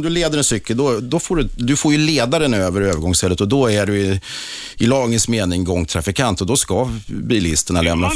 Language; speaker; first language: Swedish; native; Swedish